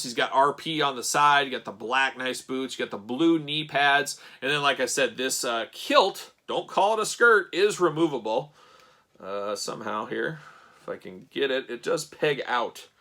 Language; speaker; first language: English; native; English